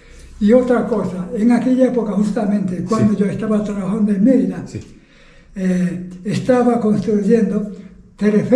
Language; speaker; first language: Spanish; non-native, fluent; Japanese